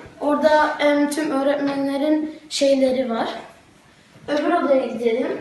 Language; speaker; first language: Turkish; early bilingual, heritage; Turkish